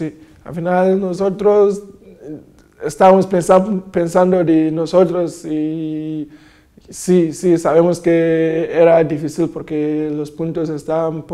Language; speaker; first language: Spanish; non-native, fluent; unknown